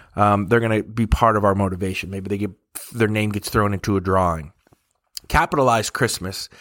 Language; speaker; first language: English; native; English